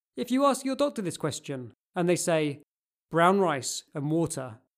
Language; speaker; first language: English; native; English